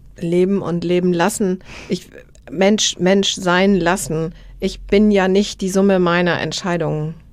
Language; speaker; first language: German; native; German